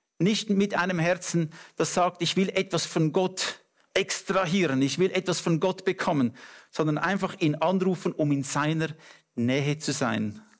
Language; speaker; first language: German; non-native, fluent; English